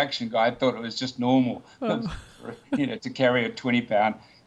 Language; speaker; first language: English; native; English